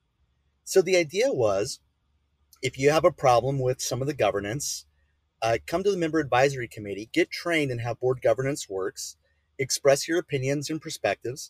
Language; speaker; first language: English; native; English